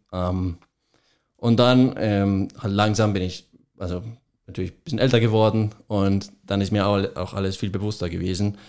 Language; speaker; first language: German; non-native, fluent; Spanish